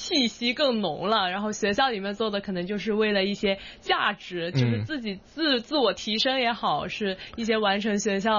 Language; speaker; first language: Chinese; non-native, local second language; Cantonese